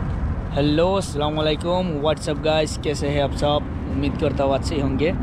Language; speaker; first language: Hindi; non-native, local second language; Bangla